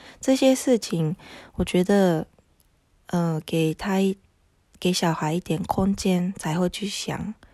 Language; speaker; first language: Chinese; non-native, fluent; Japanese